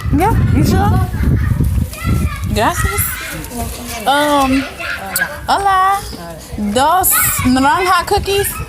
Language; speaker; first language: Spanish; non-native, learner; English